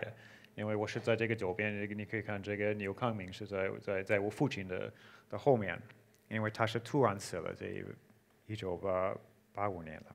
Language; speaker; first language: Chinese; non-native, fluent; English